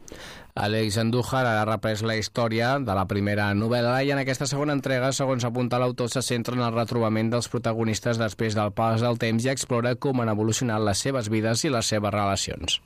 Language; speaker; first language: Catalan; native; Catalan